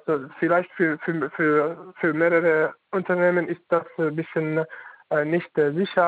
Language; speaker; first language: German; non-native, learner; Arabic